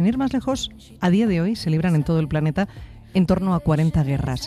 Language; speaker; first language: Spanish; native; Spanish